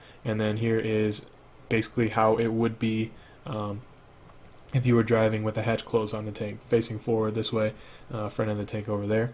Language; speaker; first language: English; native; English